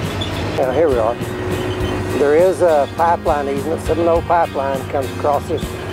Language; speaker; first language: English; native; English